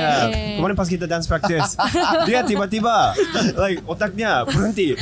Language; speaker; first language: Indonesian; non-native, fluent; Japanese